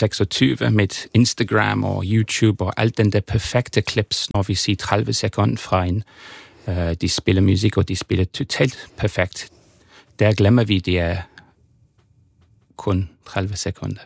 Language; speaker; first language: Danish; non-native, learner; English